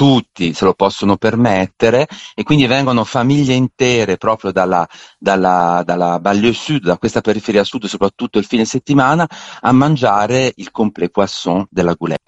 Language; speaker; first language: Italian; native; Italian